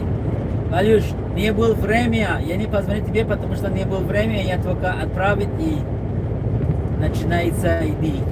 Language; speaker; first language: Russian; non-native, learner; English